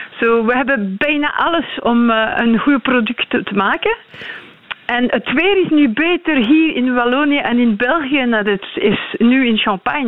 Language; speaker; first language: Dutch; non-native, learner; French